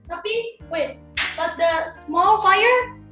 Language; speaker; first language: English; non-native, learner; Indonesian